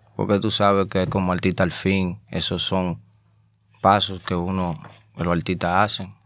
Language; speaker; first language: Spanish; native; Spanish